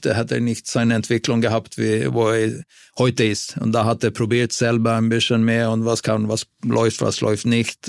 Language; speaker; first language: German; non-native, fluent; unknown